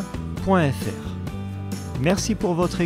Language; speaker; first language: French; native; French